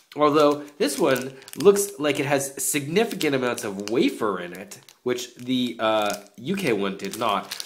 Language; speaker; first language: English; native; English